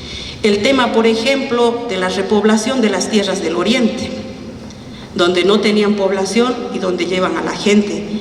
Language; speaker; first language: Spanish; native; Spanish